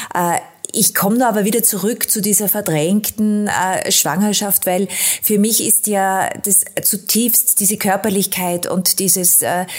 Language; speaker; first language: German; native; German